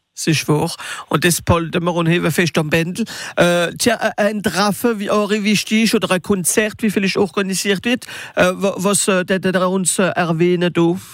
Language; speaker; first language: German; non-native, local second language; French